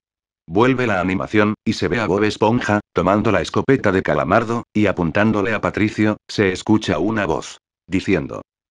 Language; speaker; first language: Spanish; native; Spanish